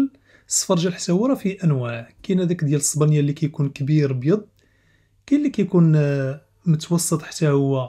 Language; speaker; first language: Arabic; native; Arabic